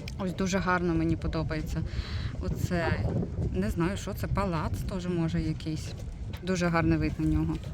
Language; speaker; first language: Ukrainian; non-native, local second language; Russian